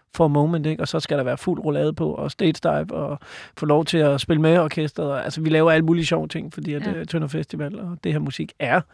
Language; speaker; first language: Danish; native; Danish